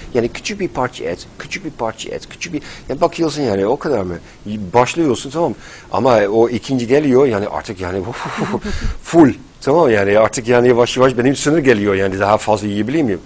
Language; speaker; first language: Turkish; non-native, fluent; Dutch